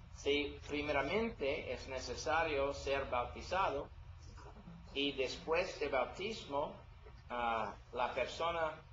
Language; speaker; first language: Spanish; non-native, learner; English